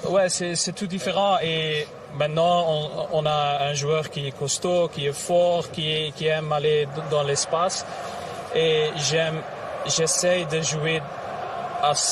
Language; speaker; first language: French; non-native, local second language; Dutch